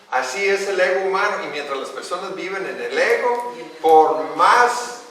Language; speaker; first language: Spanish; non-native, fluent; English